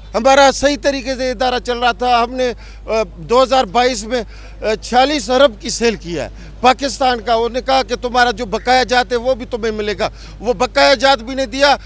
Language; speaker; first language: Urdu; non-native, local second language; Sindhi